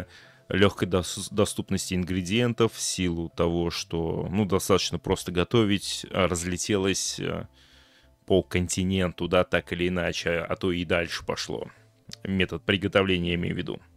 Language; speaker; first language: Russian; native; Russian